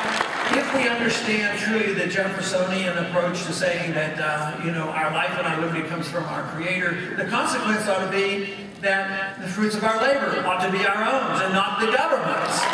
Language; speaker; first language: English; native; English